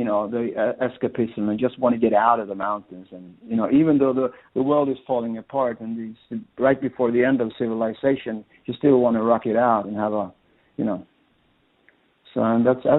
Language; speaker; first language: English; non-native, fluent; Swedish